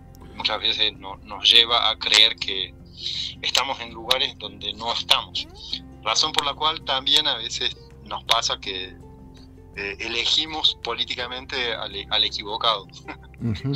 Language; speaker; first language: Spanish; native; Spanish